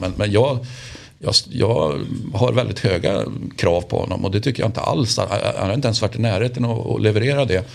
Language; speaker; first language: Swedish; native; Swedish